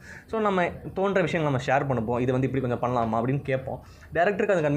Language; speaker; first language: Tamil; native; Tamil